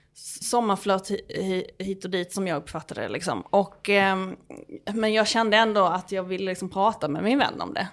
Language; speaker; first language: Swedish; native; Swedish